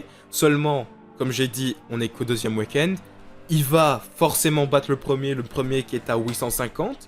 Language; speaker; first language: French; native; French